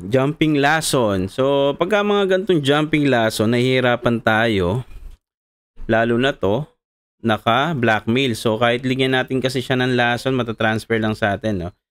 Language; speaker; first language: Filipino; native; Filipino